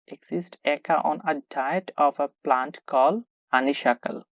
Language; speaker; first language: English; non-native, local second language; Bangla